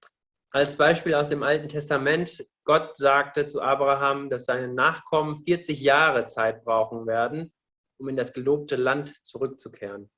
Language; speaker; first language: German; non-native, fluent; Indonesian